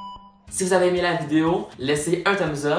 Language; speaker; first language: French; native; French